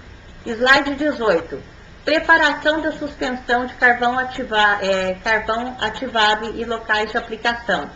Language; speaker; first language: Portuguese; native; Portuguese